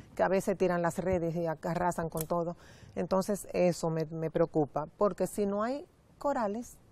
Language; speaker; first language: Spanish; native; Spanish